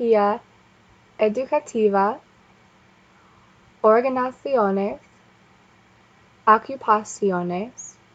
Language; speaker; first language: Spanish; non-native, learner; English